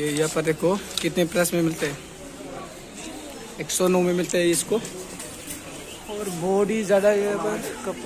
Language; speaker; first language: Hindi; non-native, local second language; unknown